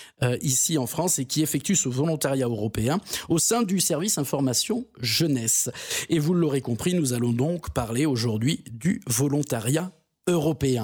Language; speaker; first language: French; native; French